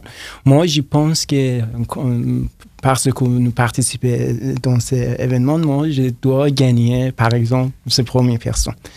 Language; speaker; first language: French; non-native, learner; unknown